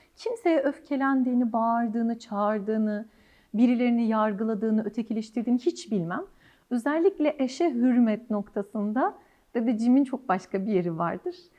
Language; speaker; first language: Turkish; native; Turkish